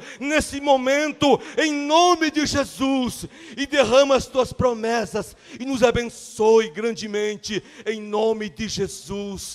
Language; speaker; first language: Portuguese; native; Portuguese